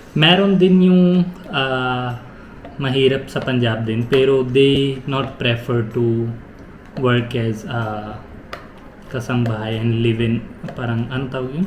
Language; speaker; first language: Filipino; non-native, learner; Punjabi